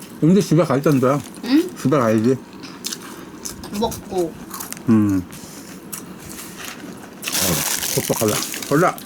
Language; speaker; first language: Korean; native; Korean